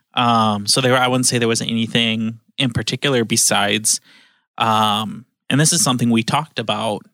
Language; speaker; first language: English; native; English